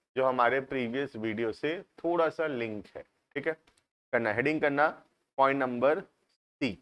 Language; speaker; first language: Hindi; native; Hindi